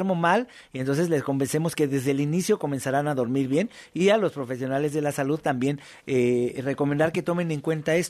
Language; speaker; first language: Spanish; native; Spanish